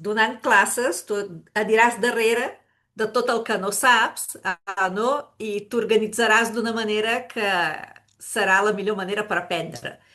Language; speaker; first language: Catalan; non-native, fluent; Portuguese